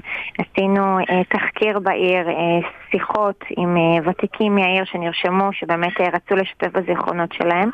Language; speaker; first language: Hebrew; native; Hebrew